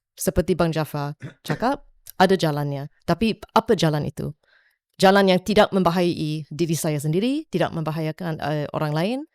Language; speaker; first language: Malay; non-native, local second language; English